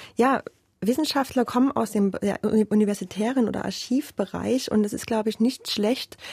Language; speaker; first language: German; native; German